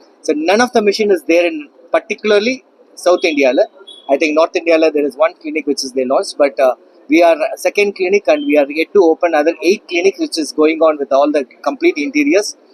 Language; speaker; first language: English; non-native, local second language; Tamil